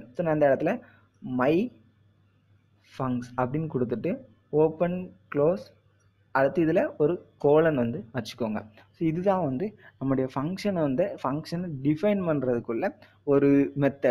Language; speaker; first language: Tamil; native; Tamil